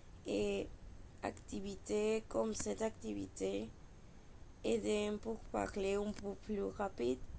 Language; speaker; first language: French; non-native, learner; Spanish